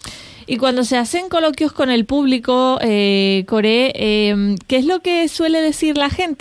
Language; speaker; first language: Spanish; native; Spanish